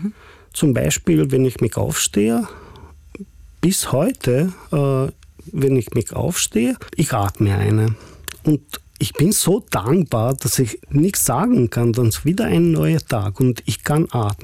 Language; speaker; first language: German; non-native, fluent; Hungarian